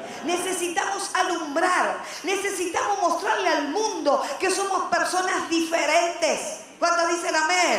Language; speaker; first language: Spanish; native; Spanish